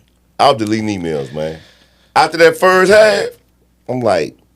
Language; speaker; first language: English; native; English